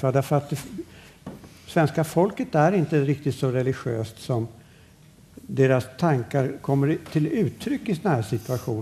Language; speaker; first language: Swedish; native; Swedish